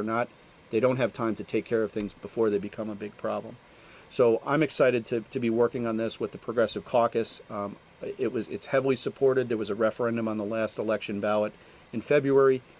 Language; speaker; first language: English; native; English